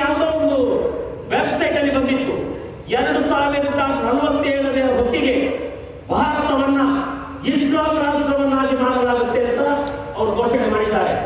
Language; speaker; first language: Kannada; non-native, local second language; Kodava